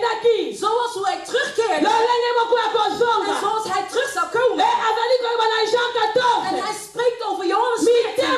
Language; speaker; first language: Dutch; non-native, learner; French